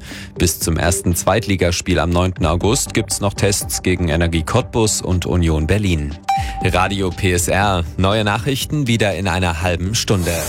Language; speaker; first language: German; native; German